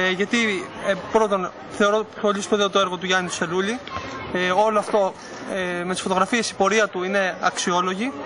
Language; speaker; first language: Greek; native; Greek